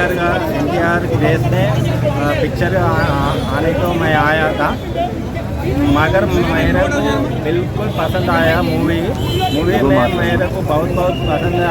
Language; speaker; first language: Hindi; non-native, local second language; Telugu